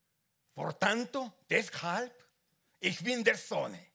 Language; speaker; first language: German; non-native, learner; Spanish